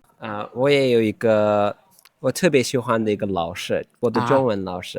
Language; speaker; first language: Chinese; non-native, learner; Turkish